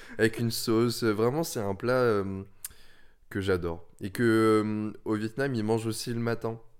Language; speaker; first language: French; early bilingual, other home language; Vietnamese